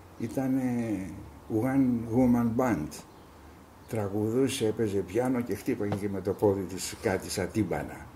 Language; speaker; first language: Greek; native; Greek